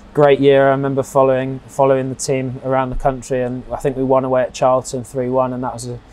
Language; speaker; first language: English; native; English